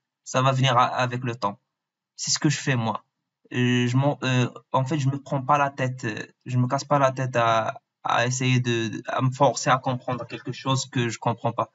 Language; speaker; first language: French; non-native, local second language; Arabic